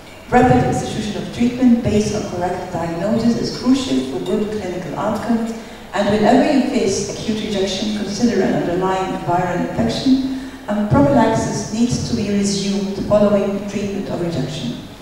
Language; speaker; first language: English; non-native, fluent; Arabic